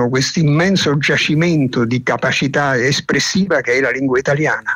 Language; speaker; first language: Italian; native; Italian